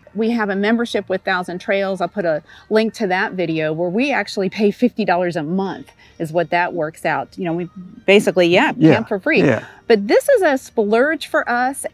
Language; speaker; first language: English; native; English